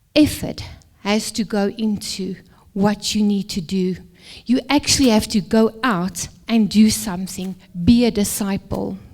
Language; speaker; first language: English; non-native, local second language; Afrikaans